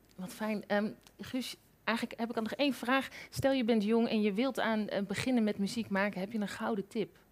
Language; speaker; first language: Dutch; native; Dutch